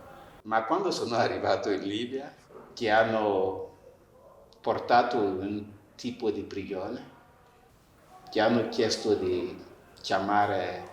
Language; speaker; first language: Italian; non-native, fluent; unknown